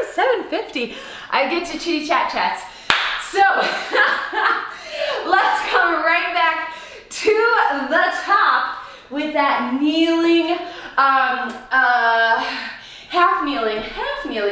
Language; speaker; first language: English; native; English